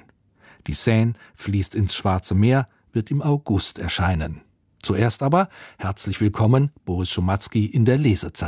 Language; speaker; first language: German; native; German